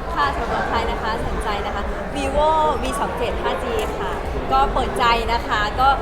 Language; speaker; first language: Thai; native; Thai